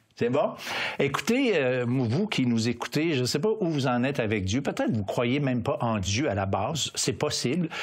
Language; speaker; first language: French; native; French